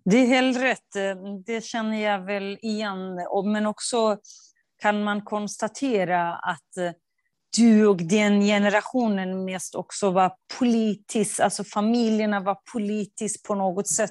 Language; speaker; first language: Swedish; non-native, fluent; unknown